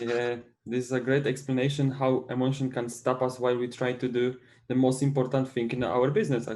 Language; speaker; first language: English; non-native, fluent; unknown